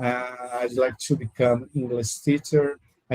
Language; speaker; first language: English; non-native, learner; Portuguese